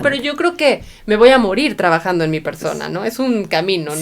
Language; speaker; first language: Spanish; native; Spanish